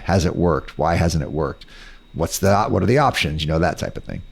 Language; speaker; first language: English; native; English